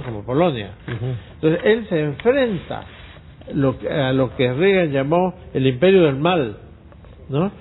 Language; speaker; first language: Spanish; native; Spanish